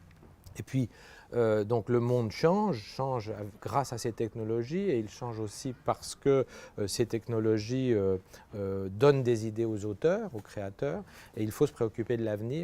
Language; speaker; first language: French; native; French